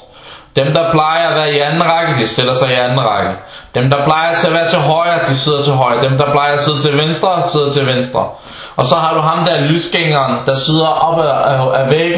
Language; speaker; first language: Danish; early bilingual, other home language; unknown